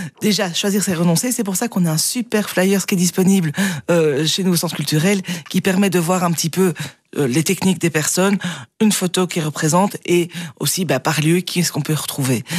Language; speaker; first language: French; native; French